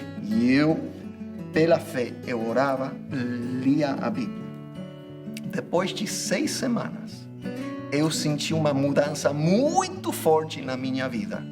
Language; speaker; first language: Portuguese; non-native, fluent; English